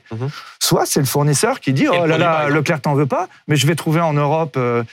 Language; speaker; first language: French; native; French